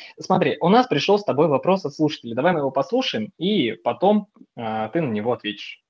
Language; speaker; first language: Russian; native; Russian